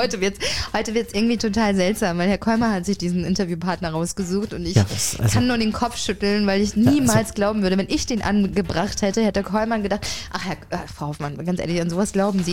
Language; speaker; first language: German; native; German